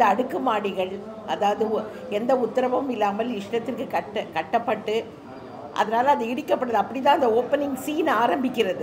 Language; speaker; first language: Tamil; native; Tamil